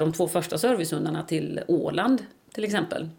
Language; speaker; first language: Swedish; native; Swedish